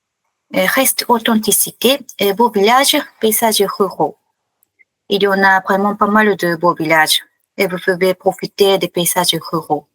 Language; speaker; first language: French; non-native, fluent; Japanese